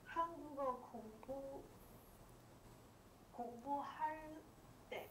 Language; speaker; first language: Korean; non-native, learner; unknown